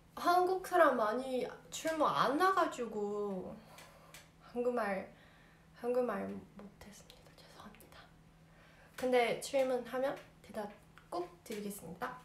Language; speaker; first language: Korean; non-native, learner; Portuguese